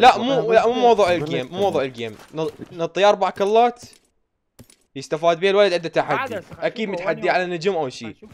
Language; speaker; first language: Arabic; native; Arabic